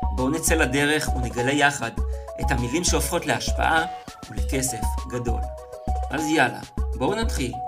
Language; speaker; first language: Hebrew; native; Hebrew